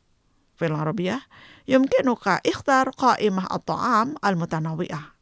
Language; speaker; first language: Arabic; non-native, learner; Indonesian